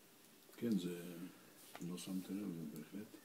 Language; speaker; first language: Hebrew; non-native, learner; Russian